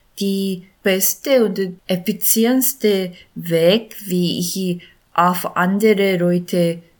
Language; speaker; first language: German; non-native, learner; Korean